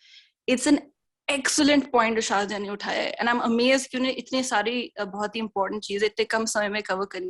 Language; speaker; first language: Hindi; native; Hindi